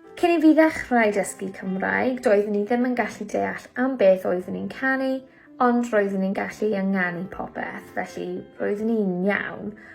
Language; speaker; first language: Welsh; non-native, local second language; English